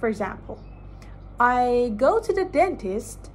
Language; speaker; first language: English; non-native, fluent; Persian